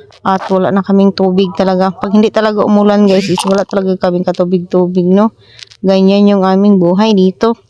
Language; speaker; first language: Filipino; native; Filipino